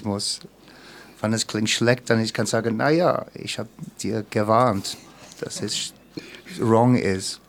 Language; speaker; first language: German; non-native, fluent; English